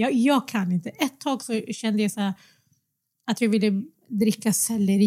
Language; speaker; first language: Swedish; early bilingual, other home language; Arabic